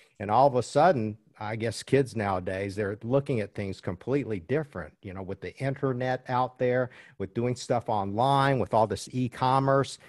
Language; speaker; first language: English; early bilingual, other home language; Chinese